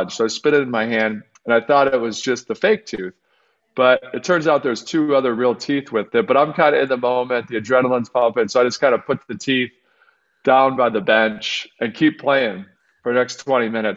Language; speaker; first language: English; native; English